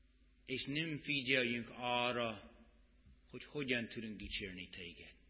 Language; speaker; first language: Hungarian; non-native, fluent; English